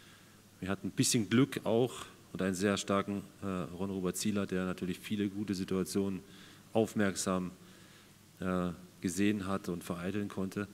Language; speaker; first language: German; native; German